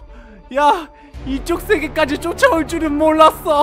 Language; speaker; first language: Korean; native; Korean